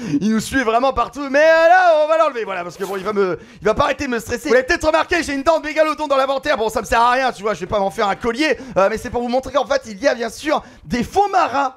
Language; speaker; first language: French; native; French